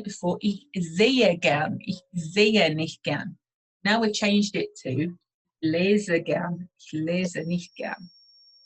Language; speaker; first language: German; non-native, fluent; English